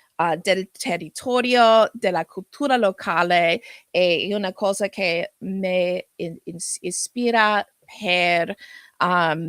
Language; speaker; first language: Italian; non-native, learner; English